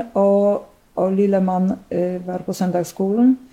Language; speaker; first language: Norwegian; non-native, fluent; Polish